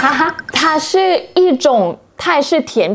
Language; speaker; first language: Chinese; non-native, fluent; Thai